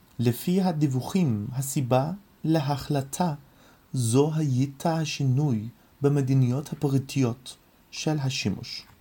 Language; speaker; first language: Hebrew; non-native, fluent; Turkish